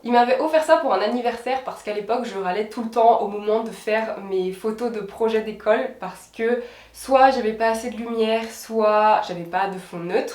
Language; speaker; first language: French; native; French